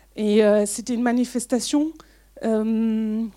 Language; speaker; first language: French; non-native, fluent; German